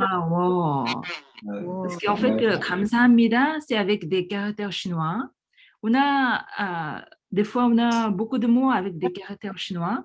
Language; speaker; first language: French; non-native, fluent; Korean